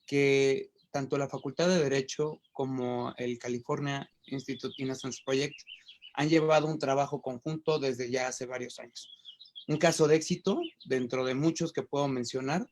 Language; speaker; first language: Spanish; native; Spanish